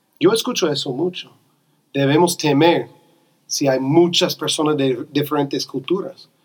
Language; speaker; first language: Spanish; non-native, fluent; English